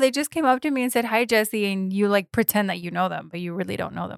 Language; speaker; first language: English; early bilingual, other home language; Spanish